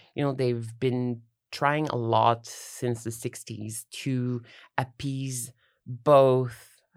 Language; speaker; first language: English; non-native, fluent; French